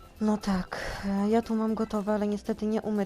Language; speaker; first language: Polish; native; Polish